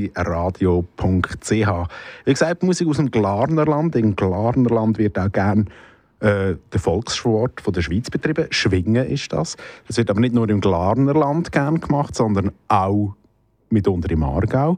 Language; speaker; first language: German; native; German